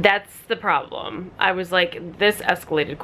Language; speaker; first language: English; native; English